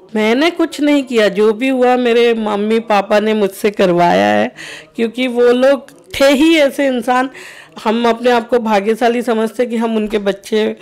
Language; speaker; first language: Hindi; native; Hindi